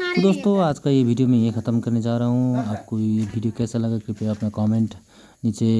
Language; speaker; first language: Hindi; non-native, local second language; Nepali